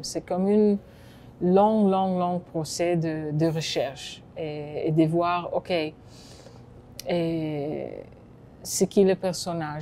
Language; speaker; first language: French; non-native, fluent; Hebrew